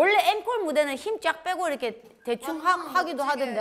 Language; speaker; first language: Korean; native; Korean